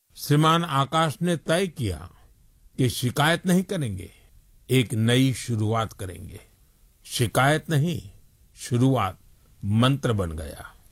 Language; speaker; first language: Hindi; non-native, local second language; Gujarati